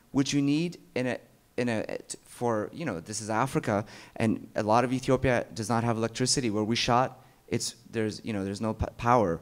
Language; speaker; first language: English; early bilingual, other home language; Amharic